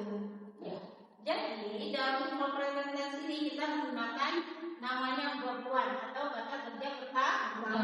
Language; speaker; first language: Indonesian; native; Indonesian